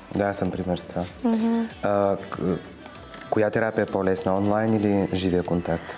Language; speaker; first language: Bulgarian; native; Bulgarian